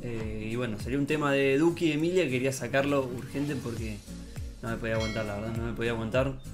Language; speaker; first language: Spanish; native; Spanish